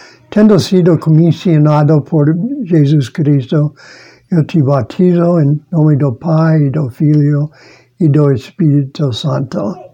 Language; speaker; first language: Portuguese; non-native, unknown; English